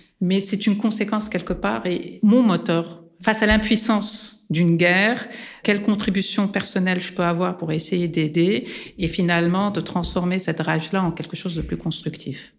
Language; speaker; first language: French; non-native, local second language; Armenian